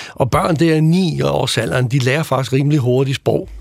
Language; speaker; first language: Danish; early bilingual, other home language; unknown